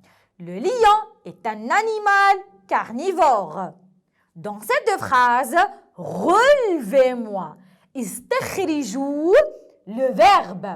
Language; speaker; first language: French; non-native, local second language; Arabic